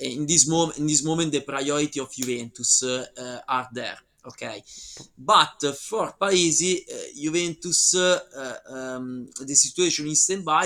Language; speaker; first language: English; non-native, learner; Italian